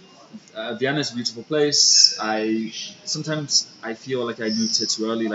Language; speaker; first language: English; native; English